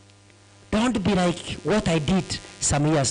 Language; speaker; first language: English; non-native, local second language; Gusii